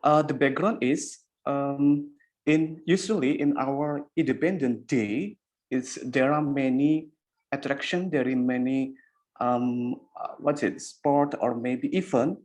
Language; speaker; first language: English; non-native, learner; Indonesian